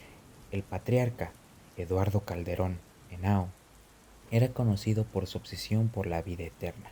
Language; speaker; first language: Spanish; native; Spanish